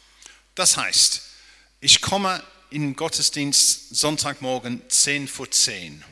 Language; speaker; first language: German; non-native, fluent; English